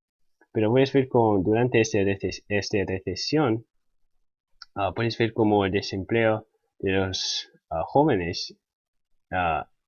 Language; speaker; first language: Spanish; non-native, fluent; English